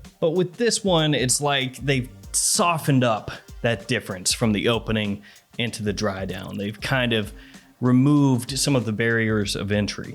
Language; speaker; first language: English; native; English